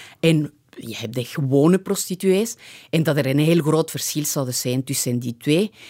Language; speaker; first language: Dutch; non-native, fluent; Spanish